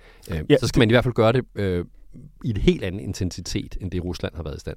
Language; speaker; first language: Danish; native; Danish